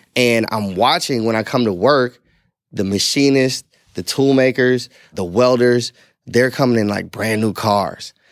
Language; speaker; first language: English; native; English